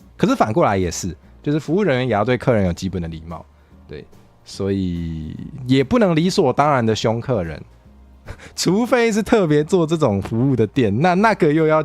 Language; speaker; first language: Chinese; native; Chinese